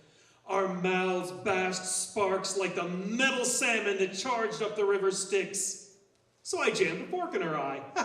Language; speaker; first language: English; native; English